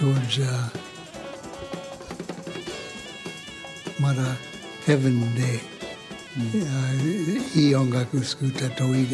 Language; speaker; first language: Japanese; non-native, learner; English